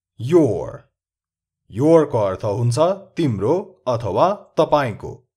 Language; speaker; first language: Nepali; native; Nepali